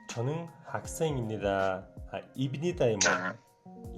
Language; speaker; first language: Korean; non-native, learner; Mongolian